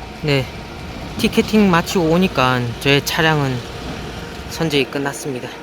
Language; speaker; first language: Korean; native; Korean